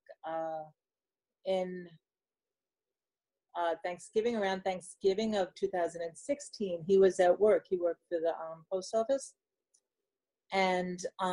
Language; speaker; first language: English; native; English